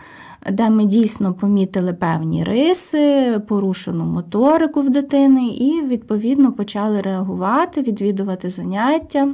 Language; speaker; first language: Ukrainian; native; Ukrainian